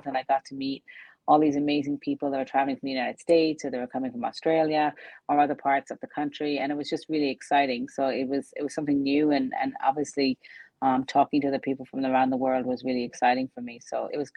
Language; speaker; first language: English; native; English